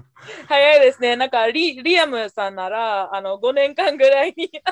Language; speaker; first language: Japanese; non-native, fluent; English